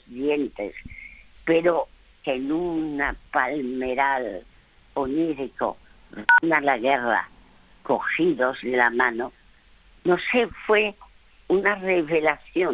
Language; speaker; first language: Spanish; early bilingual, other home language; French